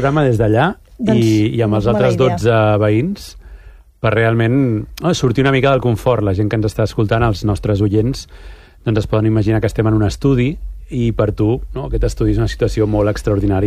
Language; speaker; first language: Catalan; native; Catalan